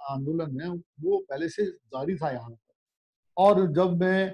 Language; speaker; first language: Hindi; native; Hindi